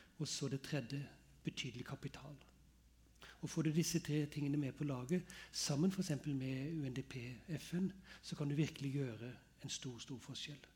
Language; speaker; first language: Norwegian; native; Norwegian